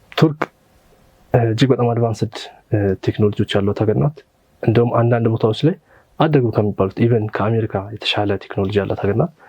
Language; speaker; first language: Amharic; native; Amharic